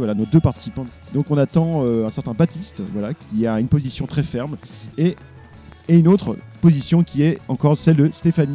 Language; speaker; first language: French; native; French